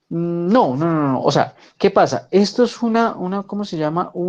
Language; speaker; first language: Spanish; native; Spanish